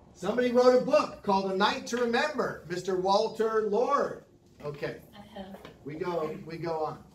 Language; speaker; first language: English; native; English